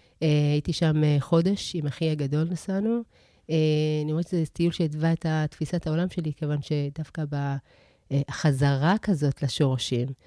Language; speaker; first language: Hebrew; early bilingual, other home language; Amharic